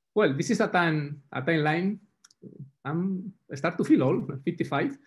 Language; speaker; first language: English; non-native, fluent; Spanish